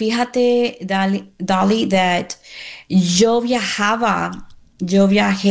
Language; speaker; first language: Spanish; early bilingual, heritage; Spanish